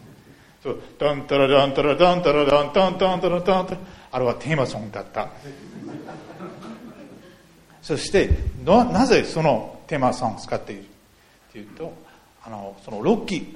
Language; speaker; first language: Japanese; non-native, fluent; English